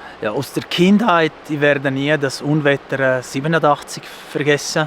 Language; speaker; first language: German; non-native, local second language; Italian